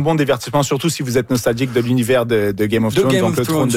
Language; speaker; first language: French; native; French